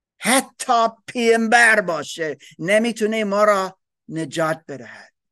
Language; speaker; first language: Persian; non-native, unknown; German